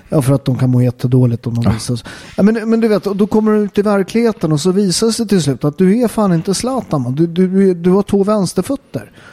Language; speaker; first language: Swedish; native; Swedish